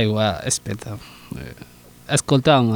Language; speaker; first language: Italian; non-native, learner; Susu